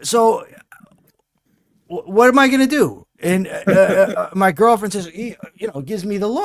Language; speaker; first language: English; native; English